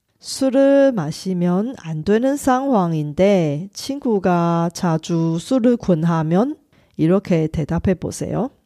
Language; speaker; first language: Korean; non-native, fluent; Chinese